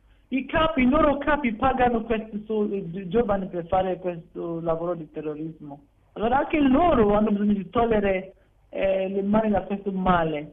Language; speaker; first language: Italian; non-native, fluent; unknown